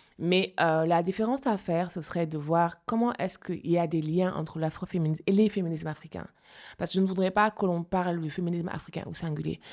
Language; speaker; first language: French; non-native, local second language; Fula